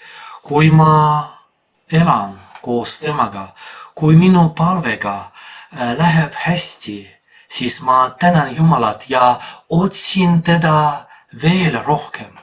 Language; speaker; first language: Estonian; non-native, fluent; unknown